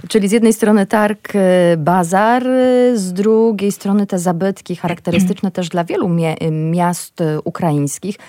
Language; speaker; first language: Polish; native; Polish